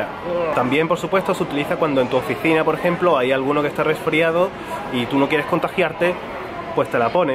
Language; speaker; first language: Spanish; native; Spanish